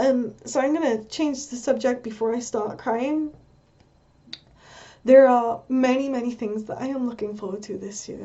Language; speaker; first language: English; native; English